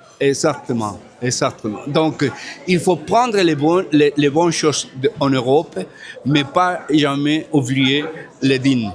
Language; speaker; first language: French; non-native, fluent; Spanish